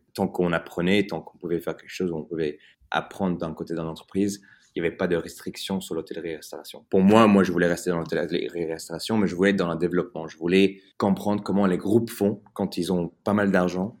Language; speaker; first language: French; early bilingual, heritage; French